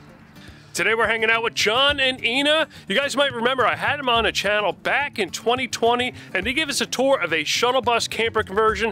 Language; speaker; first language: English; native; English